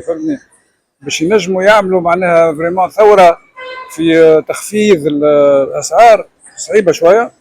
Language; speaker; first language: Arabic; native; Arabic